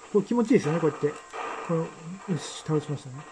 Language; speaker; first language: Japanese; native; Japanese